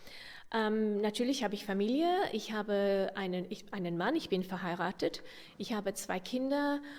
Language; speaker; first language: German; non-native, fluent; English